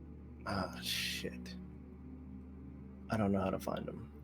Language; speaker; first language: English; native; English